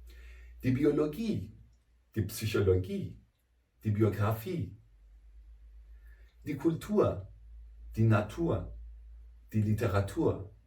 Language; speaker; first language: German; non-native, fluent; Persian